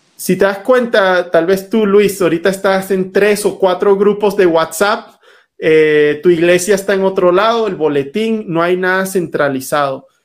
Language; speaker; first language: Spanish; native; Spanish